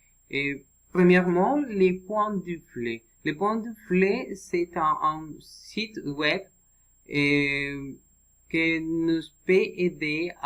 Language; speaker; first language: French; non-native, learner; Spanish